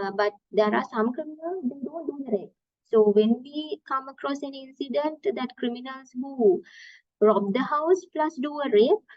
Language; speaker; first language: English; non-native, local second language; Sinhala